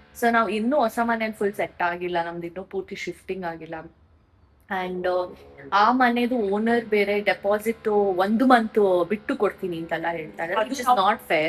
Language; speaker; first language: Kannada; non-native, local second language; Tulu